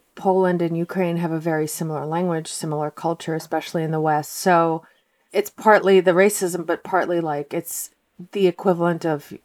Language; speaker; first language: English; early bilingual, heritage; Russian